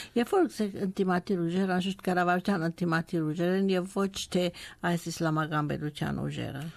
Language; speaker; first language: Armenian; early bilingual, heritage; Armenian